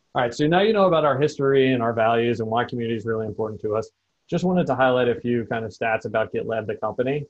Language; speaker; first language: English; native; English